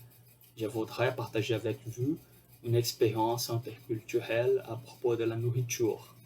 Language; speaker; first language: French; non-native, fluent; Portuguese